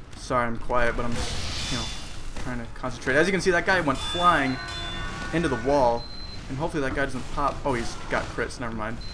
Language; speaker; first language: English; native; English